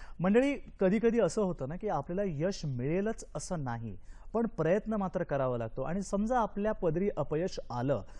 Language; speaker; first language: Marathi; native; Marathi